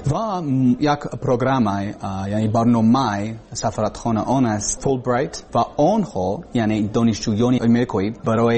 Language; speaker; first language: Persian; non-native, learner; English